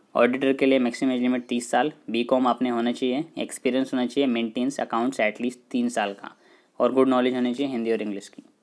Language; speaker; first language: Hindi; native; Hindi